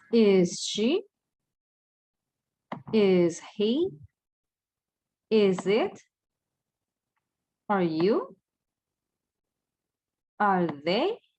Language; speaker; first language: English; non-native, fluent; Spanish